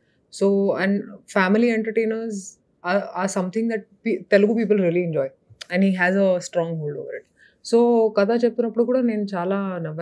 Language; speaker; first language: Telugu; non-native, local second language; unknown